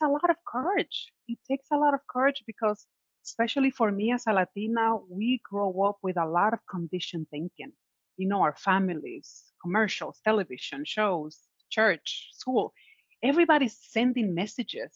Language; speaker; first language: English; non-native, fluent; Spanish